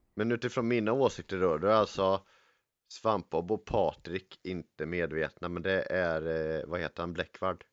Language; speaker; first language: Swedish; native; Swedish